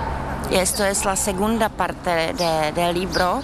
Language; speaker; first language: Spanish; non-native, fluent; Czech